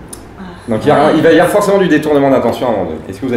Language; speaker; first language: French; native; French